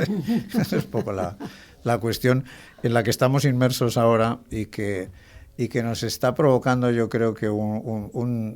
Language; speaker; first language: Spanish; native; Spanish